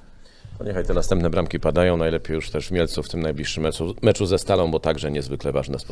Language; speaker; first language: Polish; native; Polish